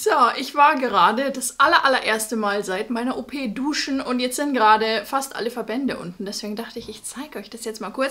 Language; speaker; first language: German; native; German